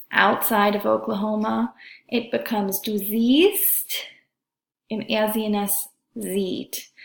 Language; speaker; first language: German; non-native, fluent; English